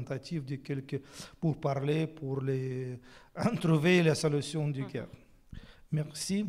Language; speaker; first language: French; non-native, fluent; Ukrainian